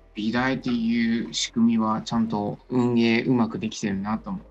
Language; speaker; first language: Japanese; non-native, fluent; Chinese